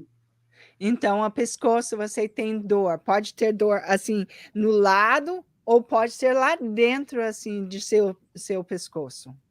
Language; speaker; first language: Portuguese; early bilingual, heritage; English